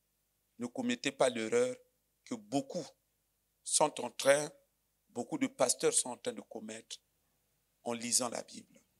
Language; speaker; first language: French; non-native, local second language; Lingala